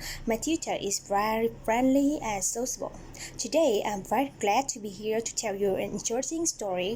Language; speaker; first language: English; non-native, learner; Vietnamese